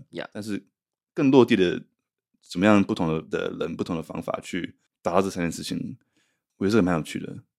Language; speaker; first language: Chinese; native; Chinese